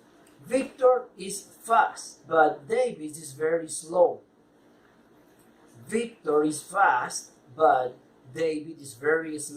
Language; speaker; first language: English; non-native, fluent; Spanish